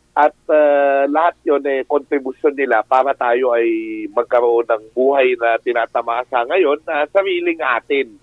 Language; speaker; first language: Filipino; native; Filipino